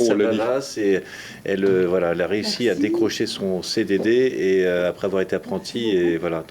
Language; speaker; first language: French; native; French